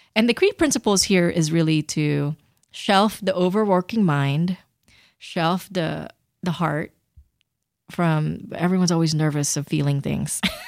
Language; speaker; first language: English; early bilingual, other home language; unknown